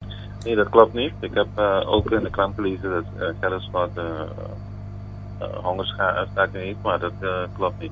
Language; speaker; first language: Dutch; non-native, local second language; Papiamento